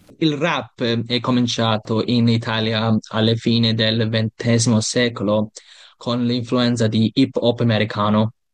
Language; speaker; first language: Italian; non-native, learner; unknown